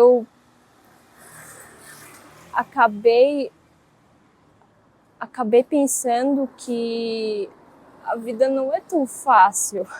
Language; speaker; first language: Portuguese; non-native, fluent; Russian